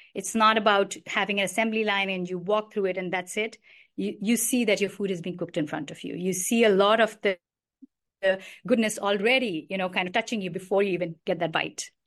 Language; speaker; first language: English; non-native, local second language; Hindi